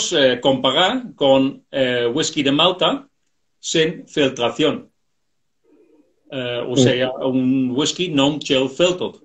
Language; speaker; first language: Spanish; non-native, fluent; Dutch